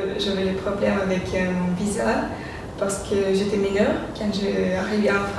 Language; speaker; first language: French; non-native, fluent; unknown